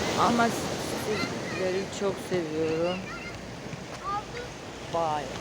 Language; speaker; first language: Turkish; non-native, fluent; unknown